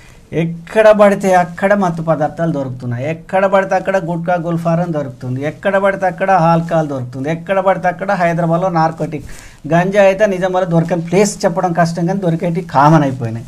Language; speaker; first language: Telugu; native; Telugu